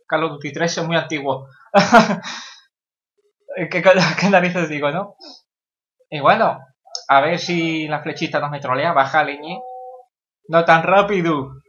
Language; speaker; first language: Spanish; native; Spanish